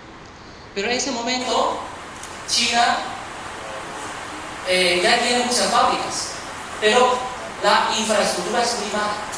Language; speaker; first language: Spanish; early bilingual, other home language; Chinese